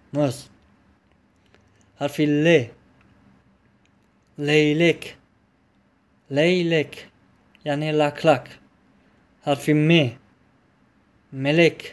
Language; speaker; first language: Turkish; non-native, fluent; Tajik